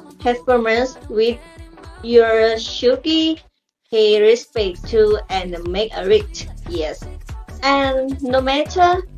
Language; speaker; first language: English; non-native, learner; Thai